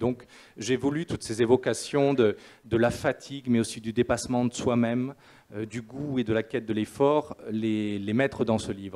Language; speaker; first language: French; native; French